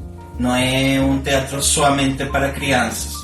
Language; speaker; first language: Portuguese; non-native, learner; Spanish